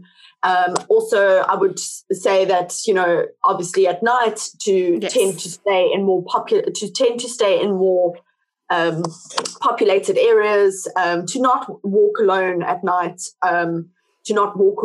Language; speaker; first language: English; native; English